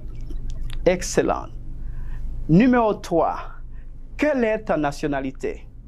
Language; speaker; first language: French; non-native, fluent; Spanish